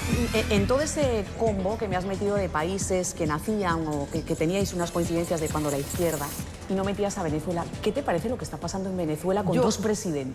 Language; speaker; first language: Spanish; native; Spanish